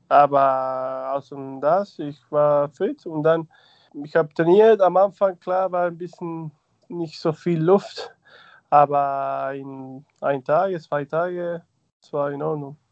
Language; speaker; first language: German; non-native, fluent; Spanish